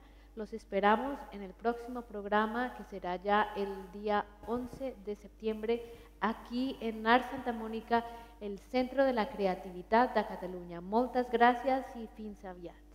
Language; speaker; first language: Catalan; non-native, fluent; Spanish